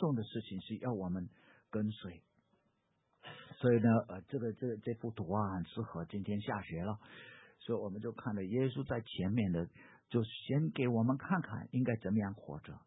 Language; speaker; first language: Chinese; non-native, fluent; English